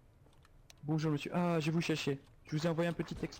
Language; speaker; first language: French; native; French